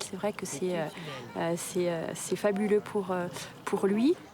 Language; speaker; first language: French; native; French